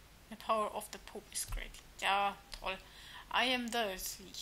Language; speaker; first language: English; non-native, fluent; German